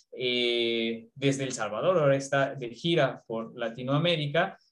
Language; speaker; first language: Spanish; native; Spanish